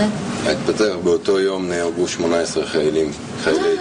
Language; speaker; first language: Hebrew; non-native, fluent; Russian